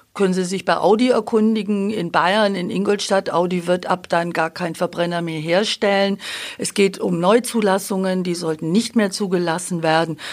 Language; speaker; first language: German; native; German